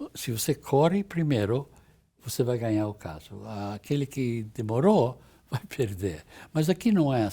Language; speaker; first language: Portuguese; non-native, fluent; English